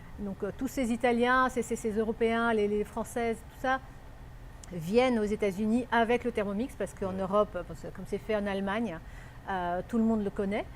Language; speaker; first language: French; non-native, local second language; Arabic